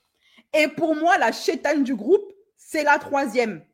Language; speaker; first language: French; native; French